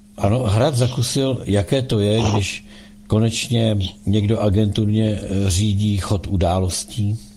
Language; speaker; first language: Czech; native; Czech